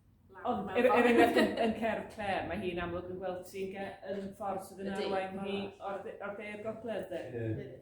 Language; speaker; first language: Welsh; native; Welsh